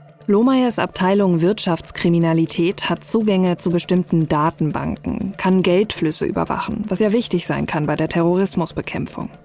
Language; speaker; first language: German; native; German